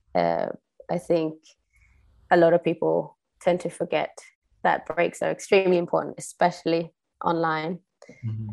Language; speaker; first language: English; non-native, fluent; Swedish